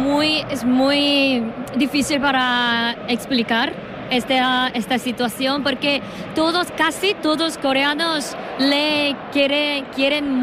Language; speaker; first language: Spanish; non-native, learner; Korean